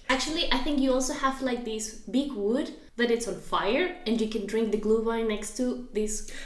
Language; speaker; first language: English; non-native, fluent; Spanish